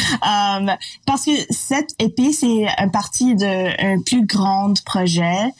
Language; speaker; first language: French; non-native, local second language; English